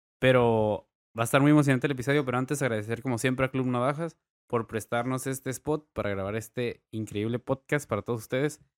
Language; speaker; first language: Spanish; native; Spanish